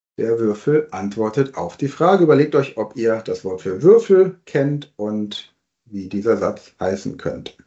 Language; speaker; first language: German; native; German